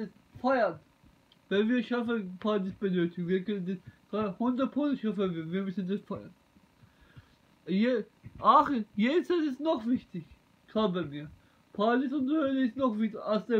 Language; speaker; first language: German; non-native, learner; Turkish